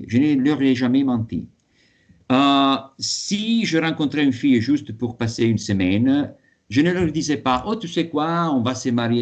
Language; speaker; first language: French; non-native, fluent; Italian